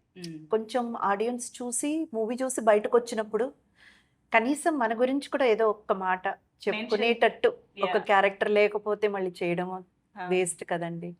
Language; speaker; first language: Telugu; native; Telugu